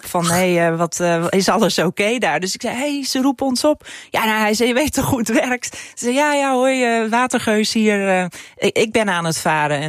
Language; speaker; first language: Dutch; non-native, local second language; Western Frisian